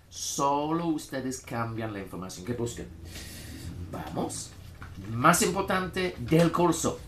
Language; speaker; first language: Spanish; non-native, fluent; English